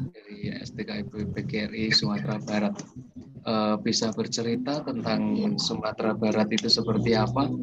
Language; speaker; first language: Indonesian; native; Indonesian